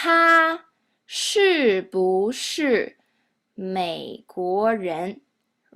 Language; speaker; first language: Chinese; non-native, fluent; English